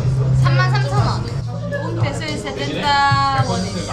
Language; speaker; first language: Spanish; non-native, learner; Korean